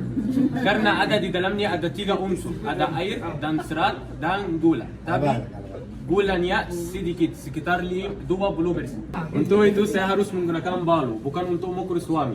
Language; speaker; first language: Indonesian; non-native, fluent; Arabic